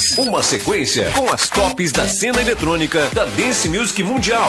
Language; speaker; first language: Portuguese; native; Portuguese